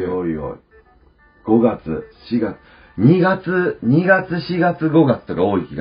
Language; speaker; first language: Japanese; native; Japanese